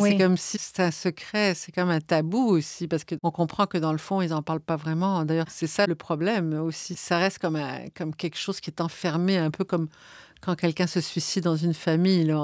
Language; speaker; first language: French; native; French